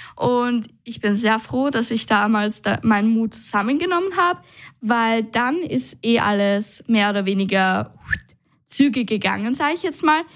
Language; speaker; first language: German; native; German